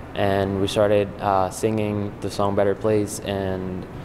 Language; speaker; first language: English; non-native, fluent; Kurdish